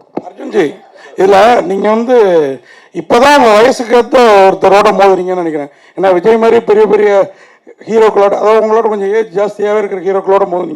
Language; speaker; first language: Tamil; native; Tamil